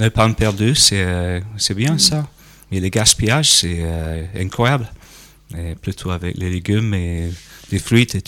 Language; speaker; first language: French; non-native, learner; English